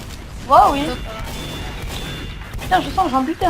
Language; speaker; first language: French; native; French